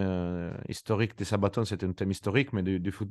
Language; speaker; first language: French; non-native, fluent; Italian